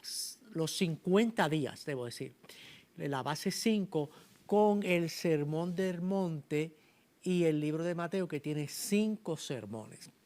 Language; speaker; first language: Spanish; native; Spanish